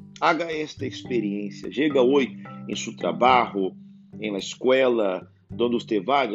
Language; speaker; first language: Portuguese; non-native, learner; Spanish